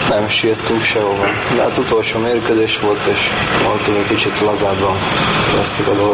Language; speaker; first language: Hungarian; native; Hungarian